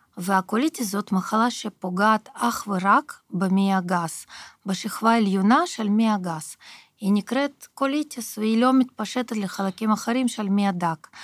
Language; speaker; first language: Hebrew; early bilingual, other home language; Russian